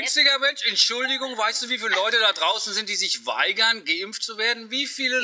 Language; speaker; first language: German; native; German